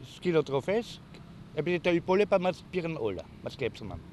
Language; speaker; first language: Greek; non-native, fluent; German